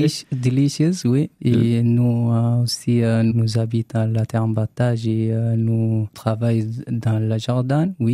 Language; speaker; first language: French; non-native, learner; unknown